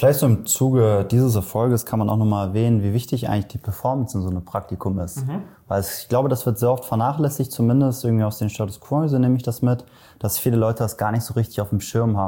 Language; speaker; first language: German; native; German